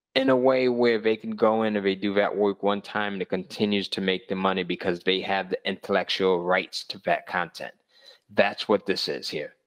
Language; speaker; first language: English; native; English